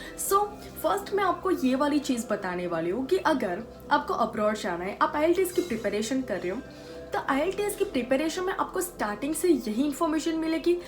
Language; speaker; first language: Hindi; non-native, local second language; Gujarati